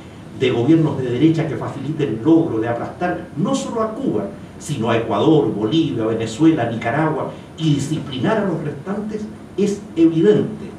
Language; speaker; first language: Spanish; native; Spanish